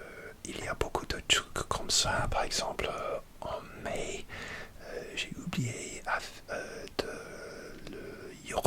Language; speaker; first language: French; non-native, learner; English